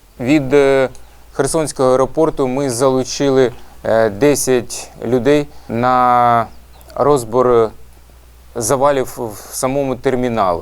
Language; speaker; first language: Ukrainian; native; Ukrainian